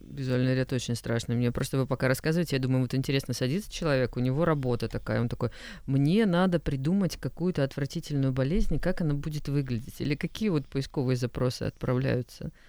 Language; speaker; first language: Russian; native; Russian